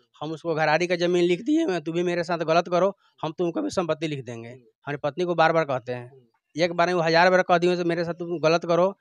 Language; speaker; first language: Hindi; native; Hindi